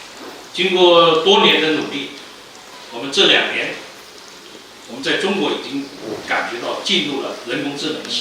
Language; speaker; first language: Chinese; native; Chinese